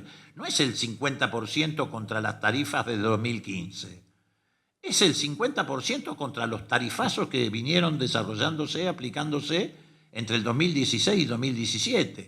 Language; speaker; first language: Spanish; native; Spanish